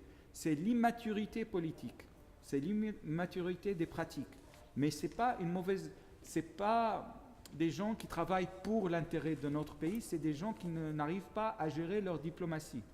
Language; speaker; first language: French; non-native, fluent; Arabic